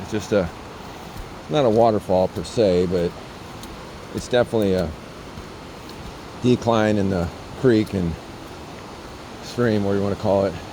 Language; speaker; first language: English; native; English